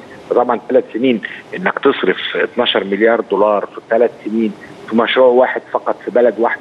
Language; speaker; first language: Arabic; native; Arabic